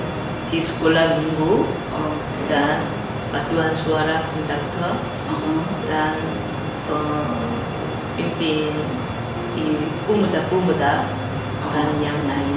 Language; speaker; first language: Indonesian; non-native, learner; Korean